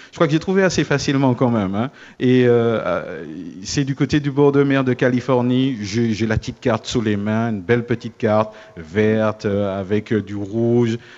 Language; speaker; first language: French; native; French